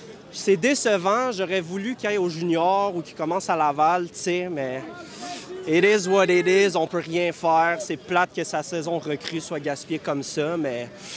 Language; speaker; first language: French; native; French